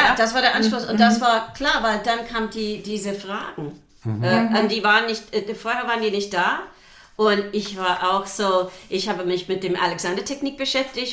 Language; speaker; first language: German; non-native, fluent; English